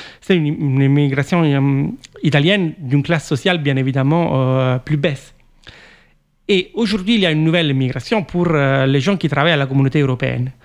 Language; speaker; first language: French; non-native, fluent; Italian